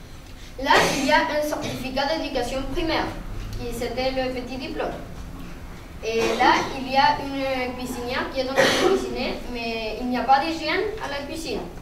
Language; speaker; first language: French; non-native, learner; Spanish